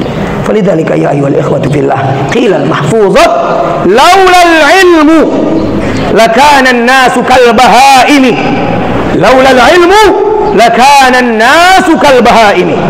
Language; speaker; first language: Arabic; non-native, fluent; Indonesian